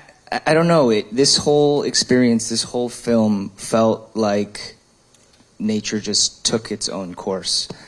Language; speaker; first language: English; early bilingual, other home language; Korean